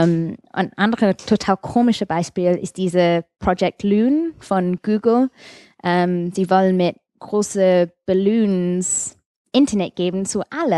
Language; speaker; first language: German; non-native, fluent; English